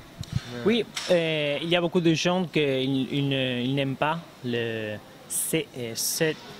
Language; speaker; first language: French; non-native, learner; Spanish